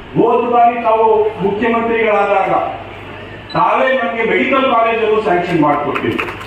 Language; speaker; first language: Kannada; non-native, local second language; Urdu